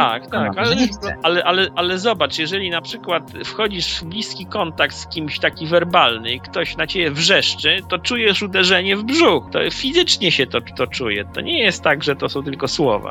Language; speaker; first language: Polish; native; Polish